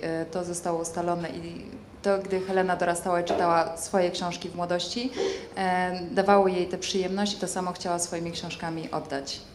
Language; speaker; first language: Polish; native; Polish